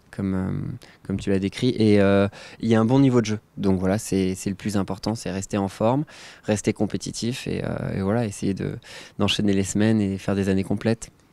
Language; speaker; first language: French; native; French